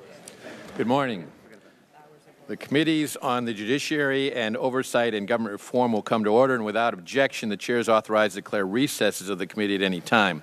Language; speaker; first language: English; native; English